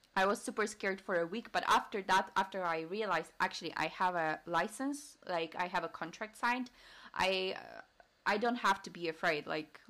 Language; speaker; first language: English; non-native, fluent; Polish